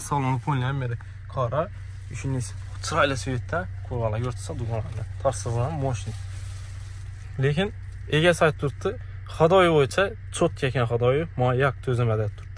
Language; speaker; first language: Uzbek; native; Uzbek